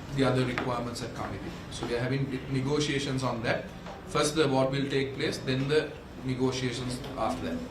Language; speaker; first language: English; non-native, local second language; Sinhala